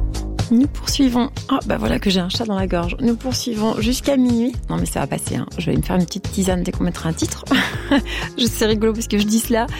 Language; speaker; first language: French; native; French